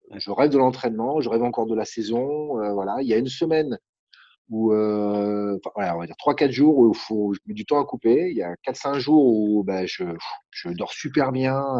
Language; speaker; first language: French; native; French